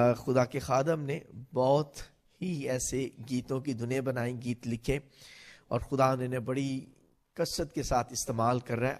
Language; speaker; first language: Urdu; non-native, local second language; Punjabi